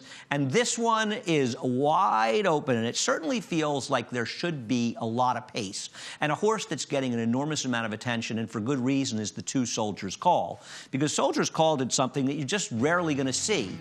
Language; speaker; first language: English; native; English